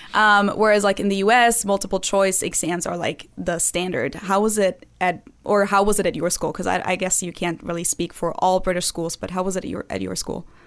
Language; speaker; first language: English; non-native, fluent; German